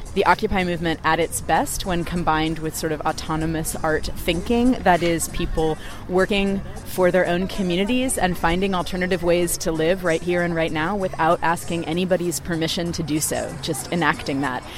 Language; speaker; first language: English; native; English